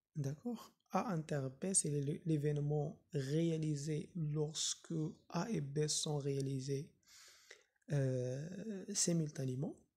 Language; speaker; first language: French; non-native, local second language; Arabic